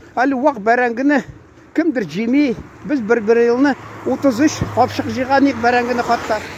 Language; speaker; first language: Tatar; early bilingual, heritage; Tatar